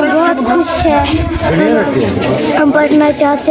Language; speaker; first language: Hindi; non-native, local second language; Kashmiri